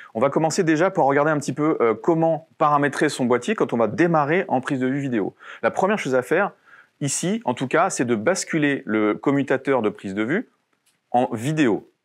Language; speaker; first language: French; native; French